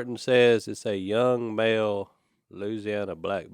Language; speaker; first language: English; native; English